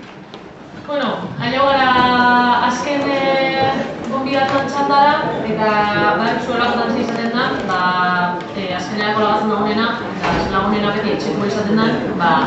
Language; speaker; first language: Basque; native; Basque